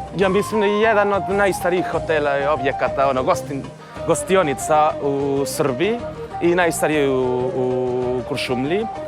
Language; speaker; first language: Serbian; non-native, fluent; Spanish